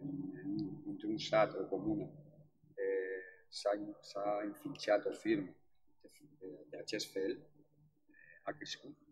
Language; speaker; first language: Romanian; non-native, fluent; Spanish